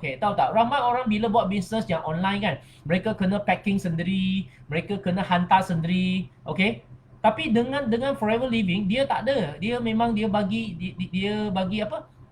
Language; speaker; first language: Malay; non-native, local second language; Chinese